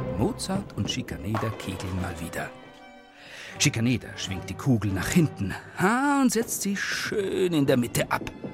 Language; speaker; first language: German; native; German